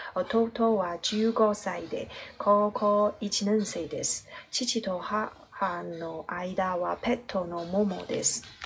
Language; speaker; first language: Japanese; non-native, learner; Chinese